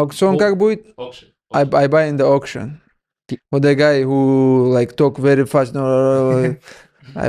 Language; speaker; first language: English; non-native, learner; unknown